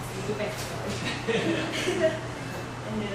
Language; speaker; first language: English; non-native, learner; Chinese